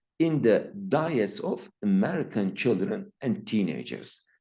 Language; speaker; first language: English; non-native, fluent; Turkish